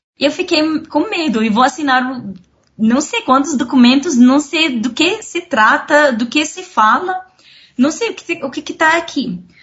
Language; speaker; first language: Portuguese; non-native, fluent; Arabic